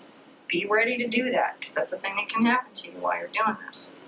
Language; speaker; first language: English; native; English